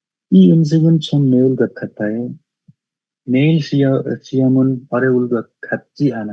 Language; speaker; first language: Korean; non-native, learner; Nepali